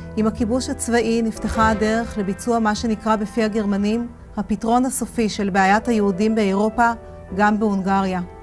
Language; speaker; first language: Hebrew; native; Hebrew